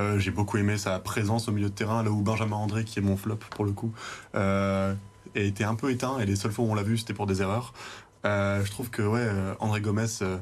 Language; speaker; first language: French; native; French